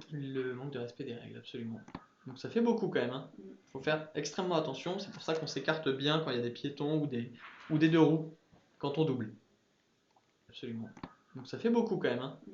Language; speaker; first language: French; early bilingual, other home language; English